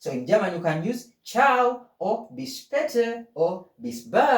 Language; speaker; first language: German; non-native, fluent; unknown